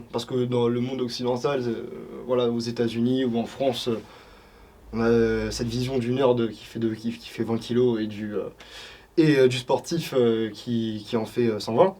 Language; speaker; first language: French; native; French